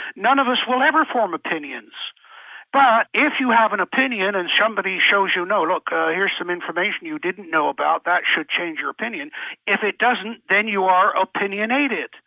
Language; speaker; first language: English; native; English